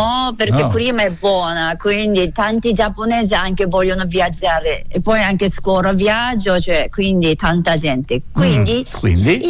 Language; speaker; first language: Italian; non-native, learner; Japanese